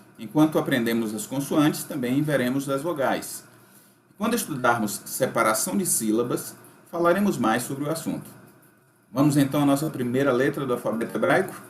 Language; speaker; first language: Portuguese; native; Portuguese